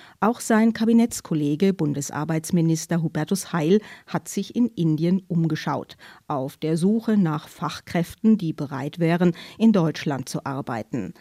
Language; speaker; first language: German; native; German